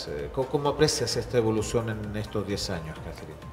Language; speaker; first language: Spanish; native; Spanish